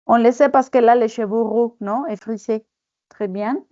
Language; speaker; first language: French; non-native, fluent; Spanish